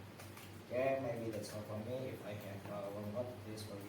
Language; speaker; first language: English; non-native, learner; Indonesian